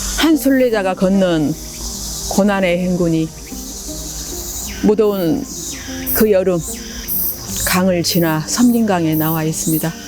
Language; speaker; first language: Korean; native; Korean